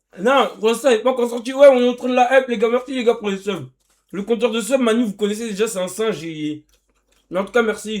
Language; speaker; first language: French; native; French